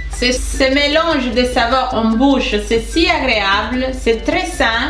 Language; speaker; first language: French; non-native, fluent; Spanish